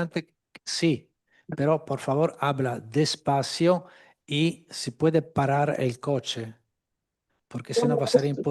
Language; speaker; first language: Spanish; non-native, fluent; Italian